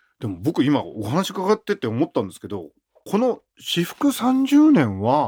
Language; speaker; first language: Japanese; native; Japanese